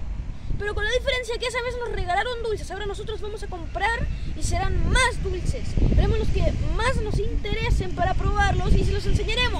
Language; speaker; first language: Spanish; native; Spanish